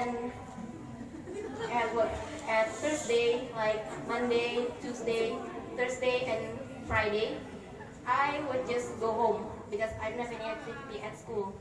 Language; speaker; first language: English; non-native, learner; Indonesian